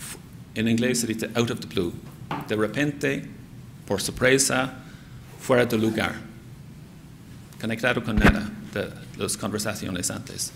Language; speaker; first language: Spanish; non-native, fluent; English